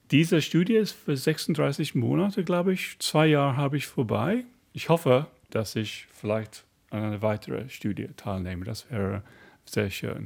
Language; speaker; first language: German; non-native, fluent; English